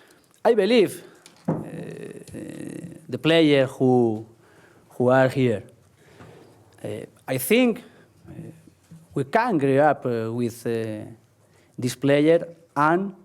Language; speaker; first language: English; non-native, learner; Spanish